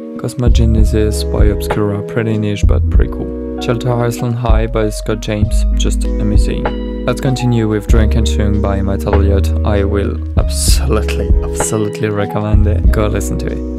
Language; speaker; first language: English; non-native, fluent; French